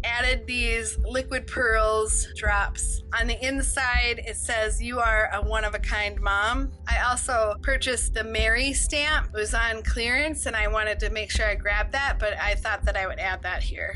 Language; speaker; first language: English; native; English